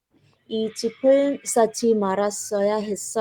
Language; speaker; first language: Korean; non-native, learner; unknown